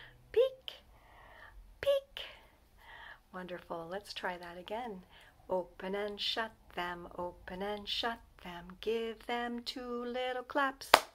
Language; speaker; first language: English; native; English